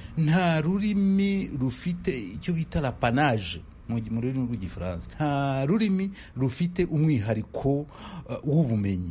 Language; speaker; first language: Kinyarwanda; native; Kinyarwanda